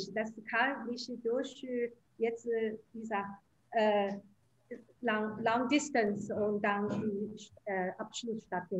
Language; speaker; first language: German; non-native, fluent; Chinese